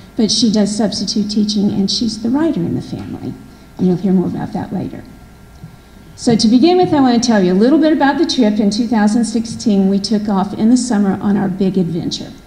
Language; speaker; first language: English; native; English